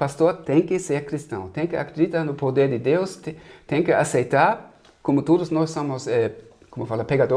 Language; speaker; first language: Portuguese; non-native, fluent; German